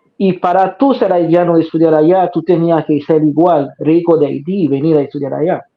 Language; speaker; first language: Spanish; non-native, fluent; Haitian Creole